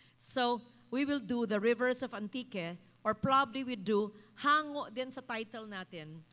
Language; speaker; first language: English; non-native, local second language; Filipino